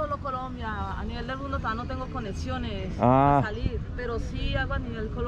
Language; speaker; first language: Spanish; native; Spanish